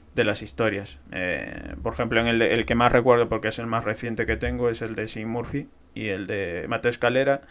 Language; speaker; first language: Spanish; native; Spanish